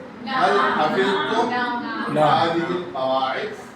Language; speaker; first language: Arabic; non-native, fluent; Urdu